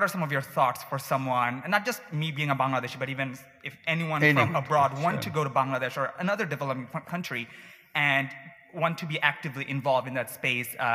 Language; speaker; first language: English; non-native, local second language; Bangla